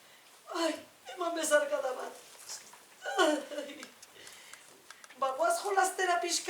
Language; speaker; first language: Basque; non-native, local second language; Spanish